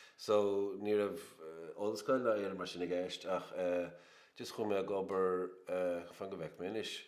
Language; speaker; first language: Irish; native; Irish